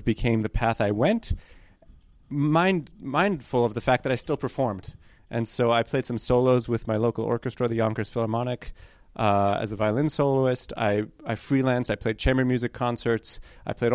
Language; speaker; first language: English; early bilingual, other home language; Hebrew